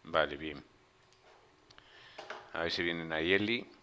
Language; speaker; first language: Spanish; native; Spanish